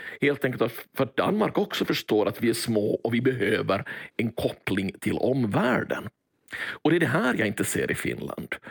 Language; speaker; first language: Swedish; native; Swedish